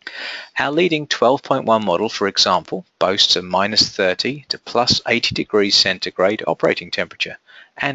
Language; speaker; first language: English; native; English